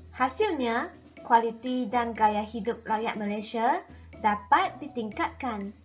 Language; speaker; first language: Malay; non-native, local second language; Chinese